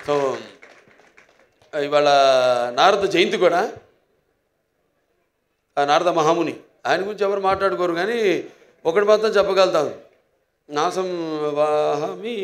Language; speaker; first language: Telugu; native; Telugu